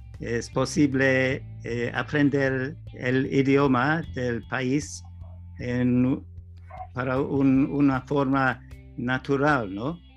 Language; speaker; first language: Spanish; non-native, learner; English